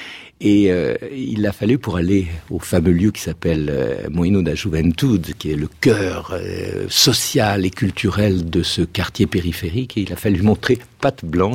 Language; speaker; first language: French; native; French